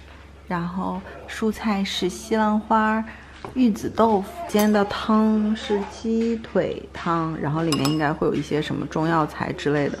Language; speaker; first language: Chinese; native; Chinese